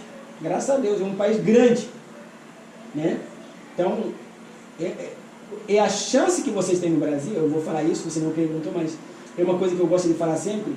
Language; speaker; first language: Portuguese; non-native, fluent; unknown